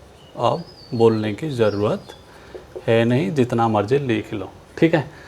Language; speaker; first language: Hindi; non-native, local second language; Odia